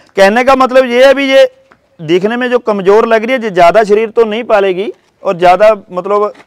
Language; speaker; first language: Hindi; native; Hindi